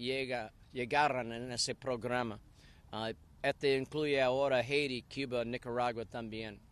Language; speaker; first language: Spanish; non-native, learner; English